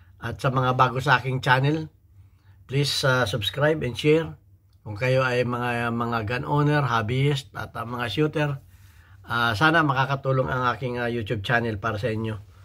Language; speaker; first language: Filipino; native; Filipino